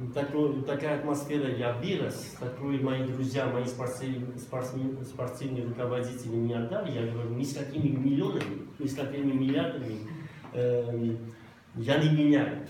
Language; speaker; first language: Russian; non-native, local second language; Armenian